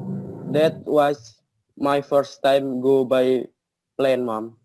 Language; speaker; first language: English; non-native, learner; Indonesian